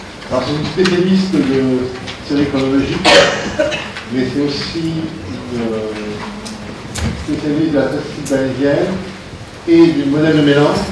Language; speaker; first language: French; native; French